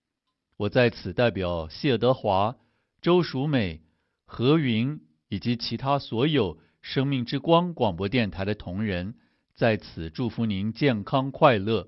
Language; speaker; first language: Chinese; native; Chinese